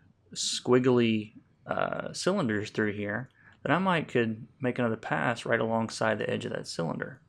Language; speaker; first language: English; native; English